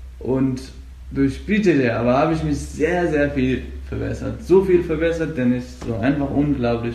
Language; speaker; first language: German; non-native, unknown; Persian